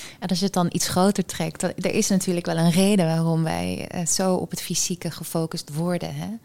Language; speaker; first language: Dutch; early bilingual, heritage; Dutch